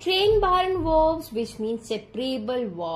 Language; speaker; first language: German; non-native, fluent; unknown